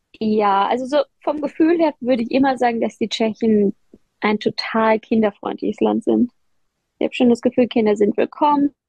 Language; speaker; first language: German; native; German